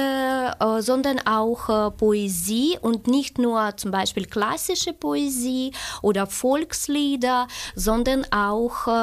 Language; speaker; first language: German; non-native, fluent; Ukrainian